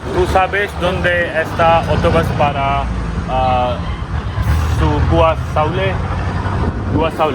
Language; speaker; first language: Spanish; non-native, learner; Hindi